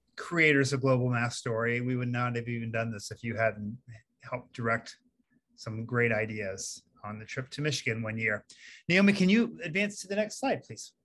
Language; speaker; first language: English; native; English